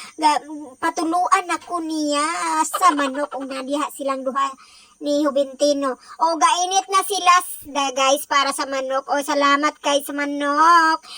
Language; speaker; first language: Cebuano; native; Cebuano